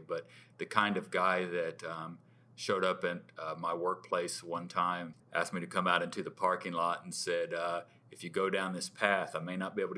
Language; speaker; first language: English; native; English